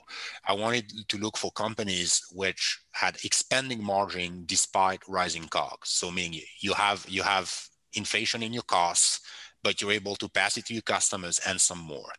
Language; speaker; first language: English; non-native, fluent; French